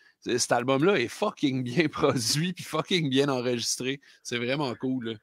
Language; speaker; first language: French; native; French